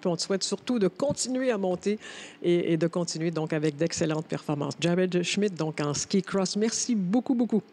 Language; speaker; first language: French; native; French